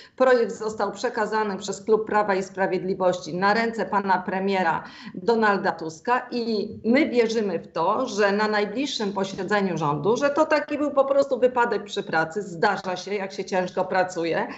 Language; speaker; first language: Polish; native; Polish